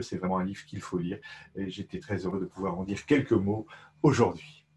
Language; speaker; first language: French; native; French